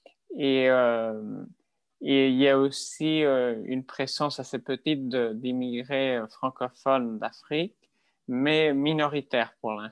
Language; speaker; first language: French; non-native, fluent; Spanish